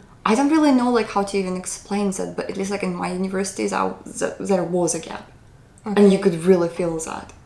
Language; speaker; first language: English; non-native, fluent; Russian